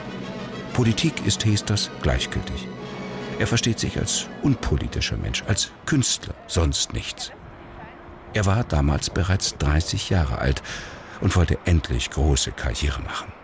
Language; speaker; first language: German; native; German